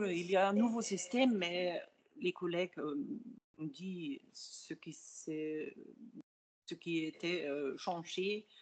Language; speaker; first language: French; non-native, fluent; German